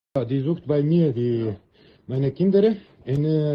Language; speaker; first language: German; non-native, learner; Chechen